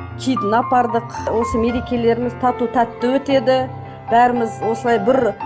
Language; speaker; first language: Kazakh; native; Kazakh